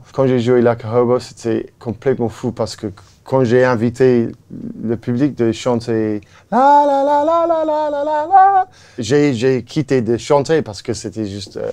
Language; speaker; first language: French; non-native, fluent; English